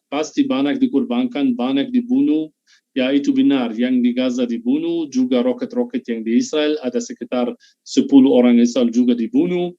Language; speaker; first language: Indonesian; non-native, fluent; Arabic